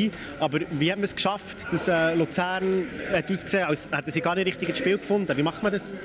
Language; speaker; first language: German; native; German